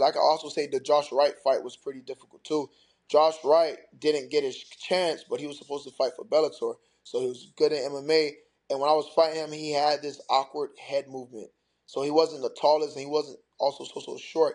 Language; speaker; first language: English; native; English